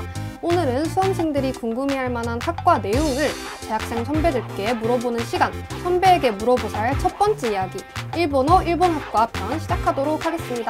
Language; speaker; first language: Korean; native; Korean